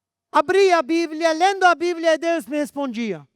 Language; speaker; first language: Portuguese; non-native, fluent; Arabic